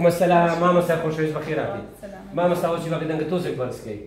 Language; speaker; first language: Arabic; non-native, local second language; Central Kurdish